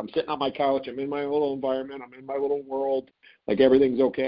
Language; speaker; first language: English; native; English